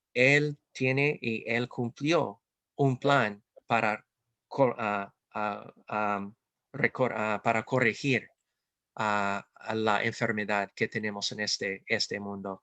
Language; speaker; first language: Spanish; non-native, fluent; English